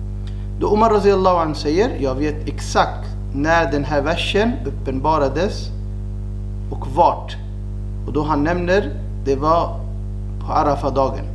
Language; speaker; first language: Swedish; non-native, fluent; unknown